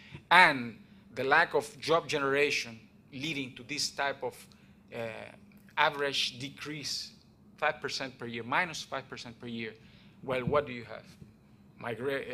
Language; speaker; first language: English; non-native, fluent; Spanish